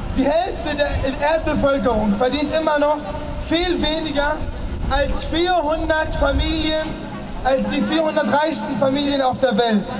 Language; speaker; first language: German; early bilingual, other home language; Arabic